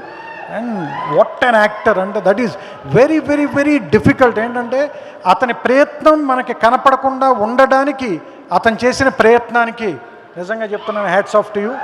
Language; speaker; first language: Telugu; native; Telugu